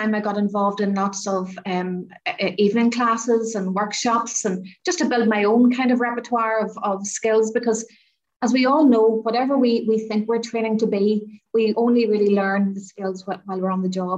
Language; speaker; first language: English; native; English